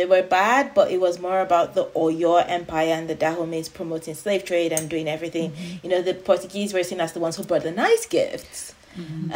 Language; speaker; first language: English; non-native, local second language; Yoruba